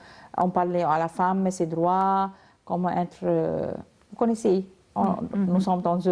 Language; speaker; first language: French; non-native, learner; Arabic